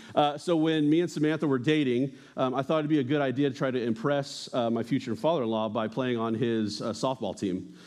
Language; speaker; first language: English; native; English